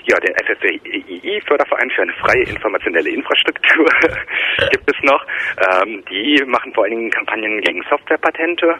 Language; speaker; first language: German; native; German